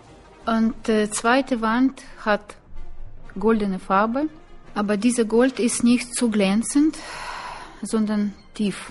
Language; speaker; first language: German; non-native, learner; Russian